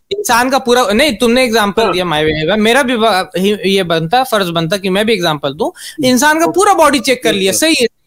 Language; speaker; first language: Hindi; native; Hindi